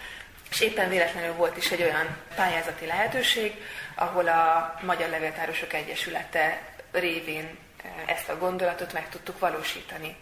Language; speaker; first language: Hungarian; native; Hungarian